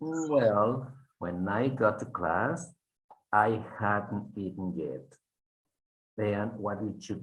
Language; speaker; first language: English; non-native, fluent; Spanish